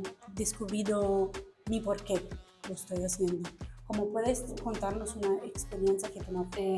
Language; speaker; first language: Spanish; non-native, fluent; Italian